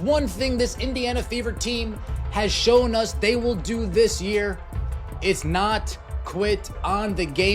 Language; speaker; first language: English; native; English